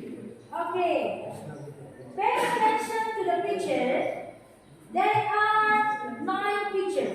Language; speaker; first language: English; non-native, learner; Indonesian